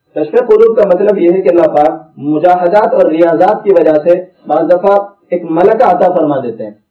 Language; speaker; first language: Urdu; native; Urdu